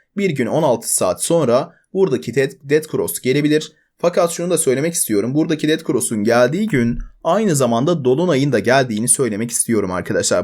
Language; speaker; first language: Turkish; native; Turkish